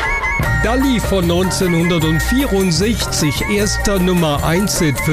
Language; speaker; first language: German; native; German